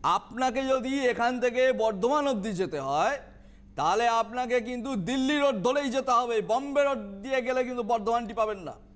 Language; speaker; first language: Bangla; native; Bangla